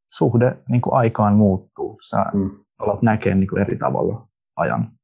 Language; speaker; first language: Finnish; early bilingual, other home language; Russian